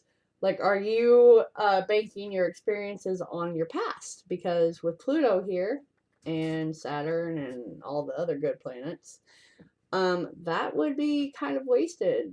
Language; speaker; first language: English; native; English